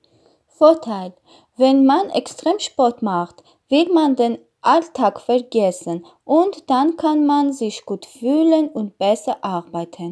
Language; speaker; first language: German; non-native, learner; Armenian